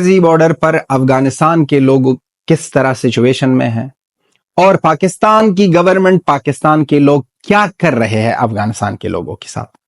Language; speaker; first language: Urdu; non-native, fluent; Pashto